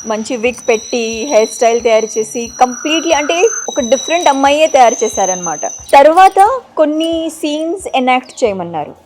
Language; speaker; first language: Telugu; non-native, fluent; Marathi